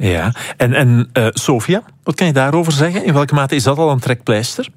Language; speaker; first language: Dutch; native; Dutch